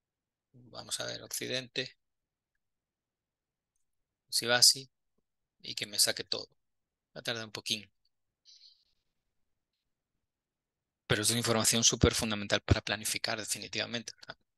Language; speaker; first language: Spanish; native; Spanish